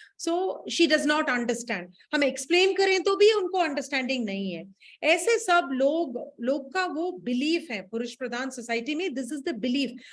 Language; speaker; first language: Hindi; non-native, local second language; Tamil